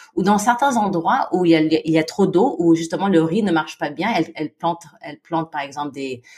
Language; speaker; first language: French; non-native, fluent; Filipino